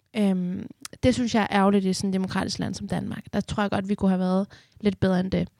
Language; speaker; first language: Danish; early bilingual, other home language; Persian